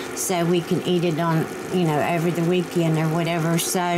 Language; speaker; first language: English; native; English